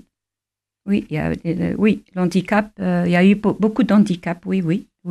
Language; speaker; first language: French; non-native, local second language; Kabyle